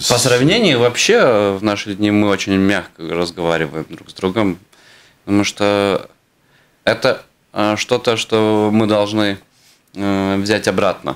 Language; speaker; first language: Russian; non-native, fluent; Latvian